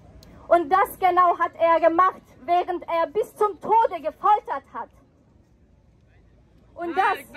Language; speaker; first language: German; non-native, fluent; Persian